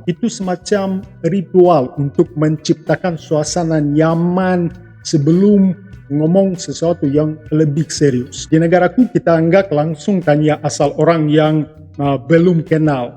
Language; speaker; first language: Indonesian; non-native, fluent; Russian